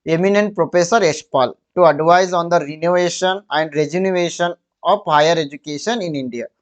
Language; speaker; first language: English; non-native, local second language; Kannada